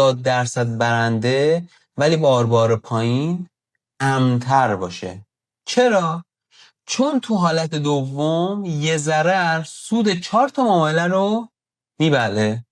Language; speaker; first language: Persian; native; Persian